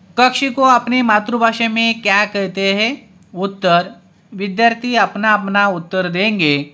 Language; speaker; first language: Hindi; non-native, local second language; Marathi